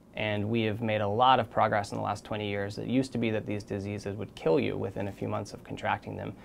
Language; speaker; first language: English; native; English